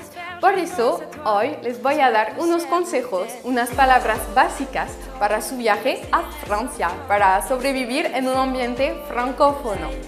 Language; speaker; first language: Spanish; non-native, fluent; French